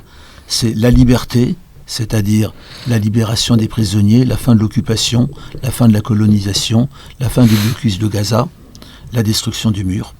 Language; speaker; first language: French; native; French